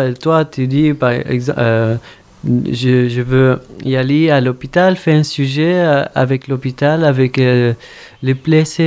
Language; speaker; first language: French; non-native, fluent; Arabic